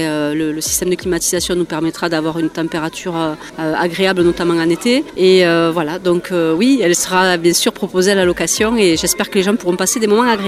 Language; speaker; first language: French; native; French